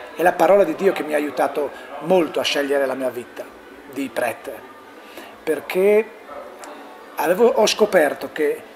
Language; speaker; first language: Italian; non-native, local second language; Friulian